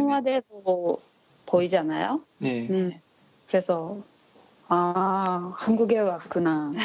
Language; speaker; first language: Korean; non-native, learner; Japanese